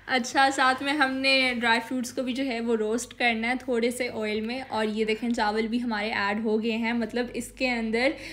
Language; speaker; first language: Urdu; native; Urdu